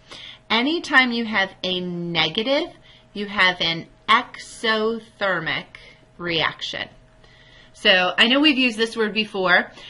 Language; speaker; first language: English; native; English